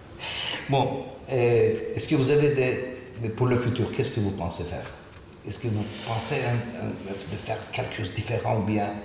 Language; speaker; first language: French; non-native, fluent; Turkish